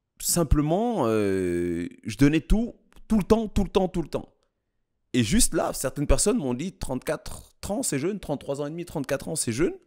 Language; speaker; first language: French; early bilingual, other home language; Kabuverdianu